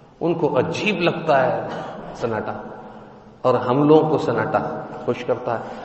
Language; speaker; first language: Urdu; non-native, local second language; Punjabi